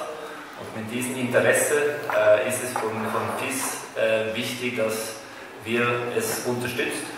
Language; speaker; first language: German; non-native, fluent; Norwegian